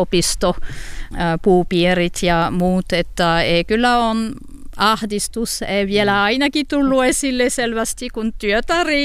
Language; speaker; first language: Finnish; non-native, learner; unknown